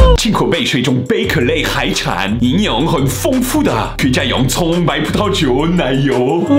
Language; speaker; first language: Chinese; non-native, fluent; French